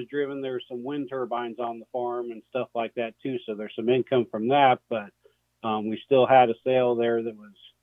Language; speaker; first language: English; native; English